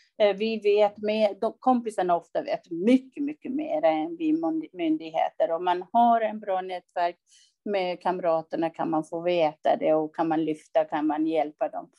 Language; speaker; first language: Swedish; non-native, fluent; Persian